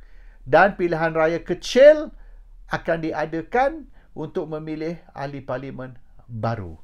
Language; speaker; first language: Malay; native; Malay